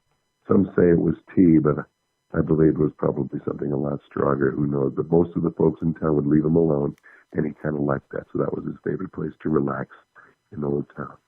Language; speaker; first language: English; native; English